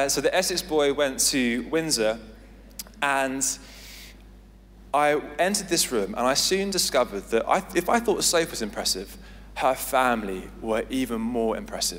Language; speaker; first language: English; native; English